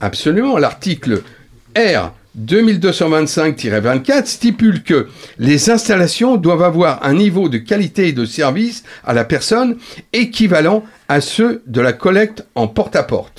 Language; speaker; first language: French; native; French